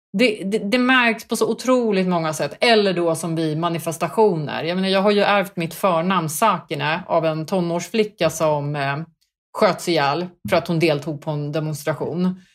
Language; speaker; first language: Swedish; early bilingual, other home language; Kurdish